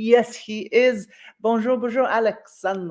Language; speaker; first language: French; non-native, learner; English